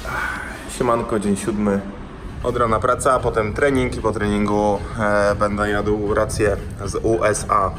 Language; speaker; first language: Polish; native; Polish